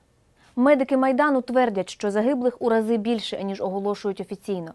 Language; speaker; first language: Ukrainian; native; Ukrainian